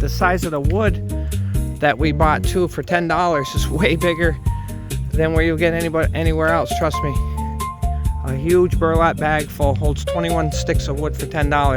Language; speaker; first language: English; native; English